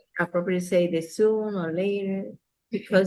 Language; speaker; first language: English; non-native, learner; Spanish